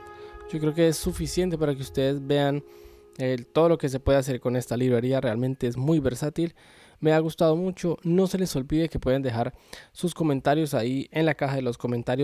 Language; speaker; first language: Spanish; native; Spanish